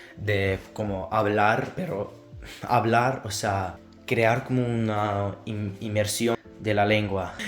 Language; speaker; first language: Spanish; non-native, learner; Azerbaijani